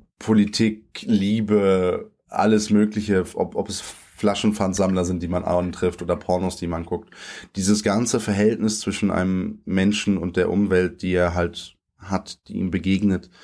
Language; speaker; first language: German; early bilingual, other home language; Polish